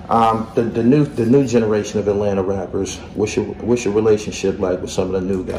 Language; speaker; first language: English; native; English